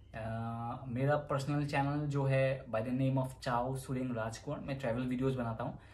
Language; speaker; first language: Hindi; non-native, local second language; Assamese